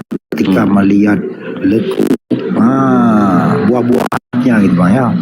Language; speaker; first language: Indonesian; native; Indonesian